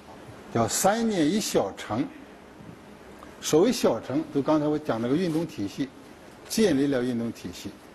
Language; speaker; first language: Chinese; native; Chinese